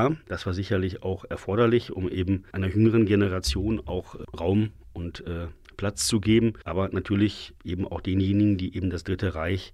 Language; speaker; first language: German; native; German